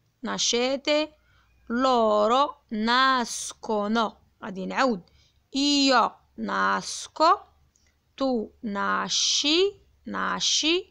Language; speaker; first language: Italian; non-native, fluent; Arabic